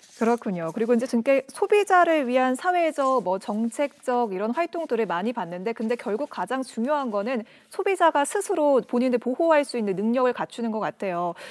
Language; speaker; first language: Korean; native; Korean